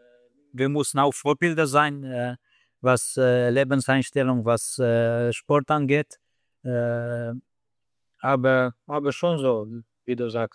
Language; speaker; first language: German; non-native, fluent; Slovenian